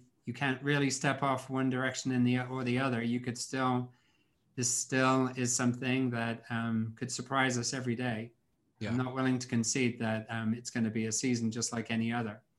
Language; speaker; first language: English; native; English